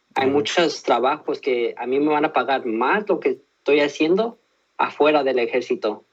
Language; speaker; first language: Spanish; early bilingual, heritage; Spanish